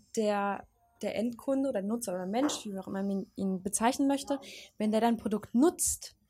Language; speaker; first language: German; native; German